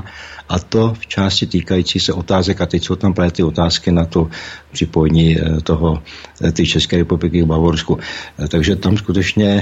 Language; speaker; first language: Czech; native; Czech